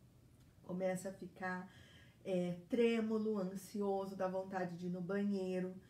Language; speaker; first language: Portuguese; native; Portuguese